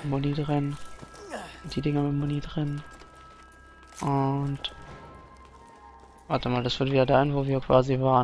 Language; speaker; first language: German; native; German